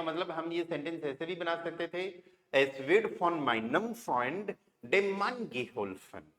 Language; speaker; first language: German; non-native, fluent; Hindi